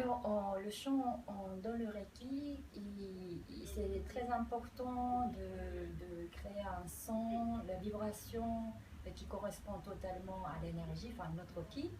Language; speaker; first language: French; non-native, fluent; Japanese